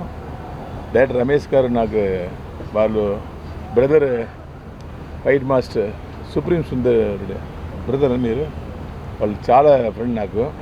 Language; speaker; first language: Telugu; non-native, learner; Tamil